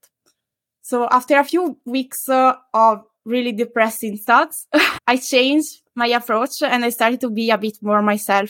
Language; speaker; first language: English; non-native, fluent; Italian